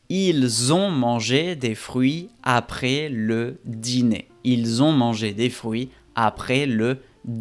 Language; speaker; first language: French; non-native, fluent; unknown